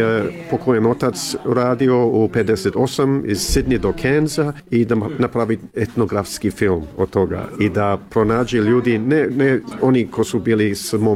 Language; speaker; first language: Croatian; early bilingual, heritage; English